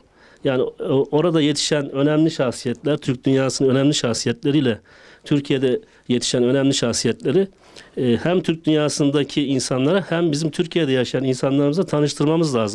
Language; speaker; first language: Turkish; native; Turkish